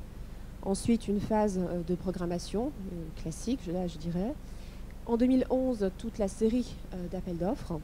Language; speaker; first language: French; native; French